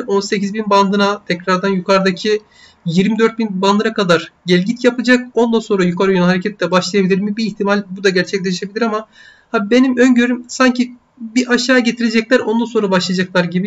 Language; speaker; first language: Turkish; native; Turkish